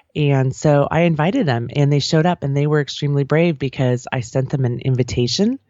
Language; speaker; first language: English; native; English